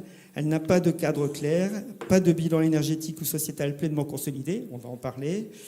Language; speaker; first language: French; native; French